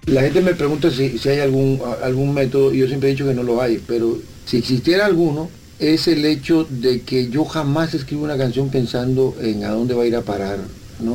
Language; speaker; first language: Spanish; native; Spanish